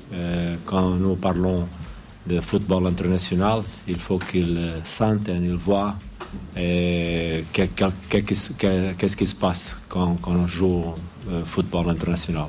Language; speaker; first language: French; non-native, fluent; Portuguese